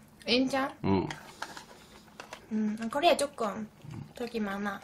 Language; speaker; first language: Korean; non-native, learner; Turkish